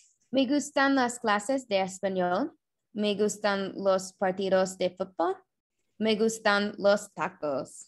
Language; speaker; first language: Spanish; non-native, learner; English